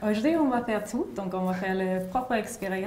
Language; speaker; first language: French; non-native, learner; English